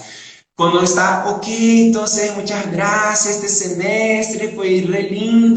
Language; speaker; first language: Spanish; non-native, fluent; Portuguese